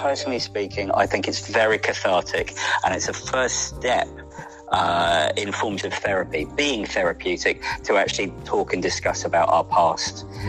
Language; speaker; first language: English; native; English